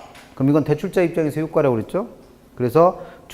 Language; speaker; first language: Korean; native; Korean